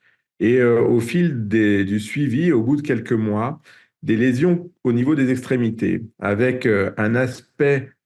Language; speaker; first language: French; native; French